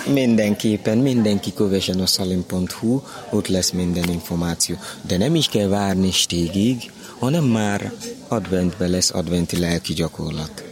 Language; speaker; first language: Hungarian; non-native, learner; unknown